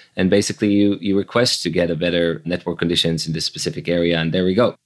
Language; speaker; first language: English; non-native, fluent; Hebrew